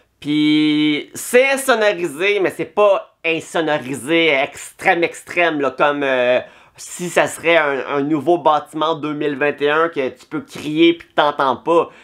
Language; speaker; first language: French; native; French